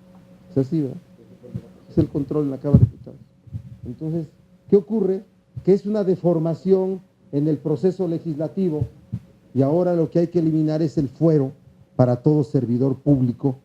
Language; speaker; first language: Spanish; native; Spanish